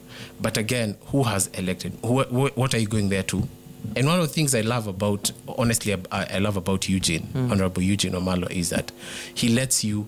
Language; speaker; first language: English; non-native, local second language; Kikuyu